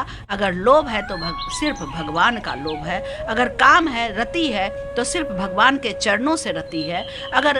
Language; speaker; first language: Hindi; native; Hindi